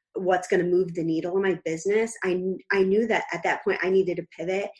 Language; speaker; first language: English; native; English